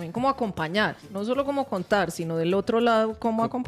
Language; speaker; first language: Spanish; native; Spanish